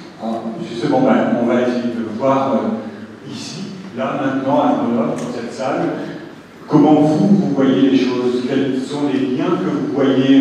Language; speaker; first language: French; native; French